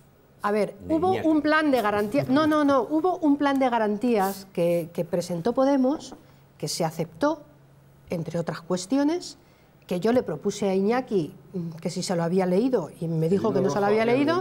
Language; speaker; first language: Spanish; native; Spanish